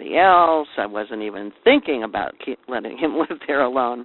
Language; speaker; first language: English; native; English